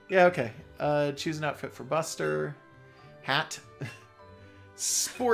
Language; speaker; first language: English; native; English